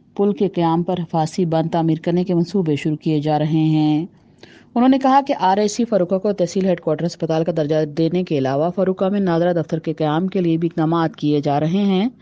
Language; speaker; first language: Urdu; non-native, local second language; Punjabi